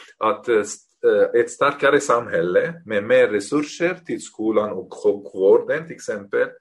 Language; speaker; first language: Swedish; non-native, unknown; Arabic